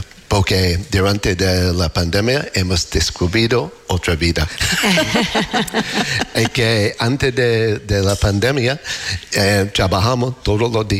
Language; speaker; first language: Spanish; non-native, learner; English